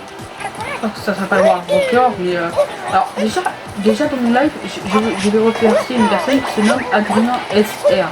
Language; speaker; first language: French; native; French